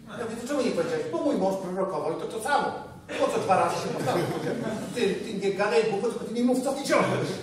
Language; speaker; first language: Polish; native; Polish